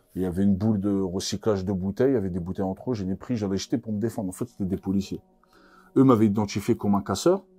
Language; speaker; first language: French; native; French